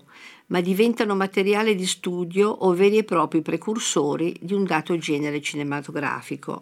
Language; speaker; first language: Italian; native; Italian